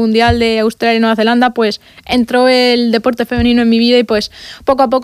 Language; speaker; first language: Spanish; native; Spanish